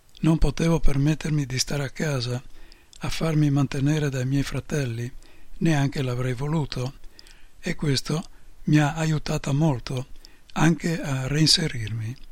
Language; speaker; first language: Italian; native; Italian